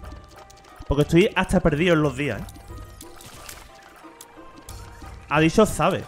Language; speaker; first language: Spanish; native; Spanish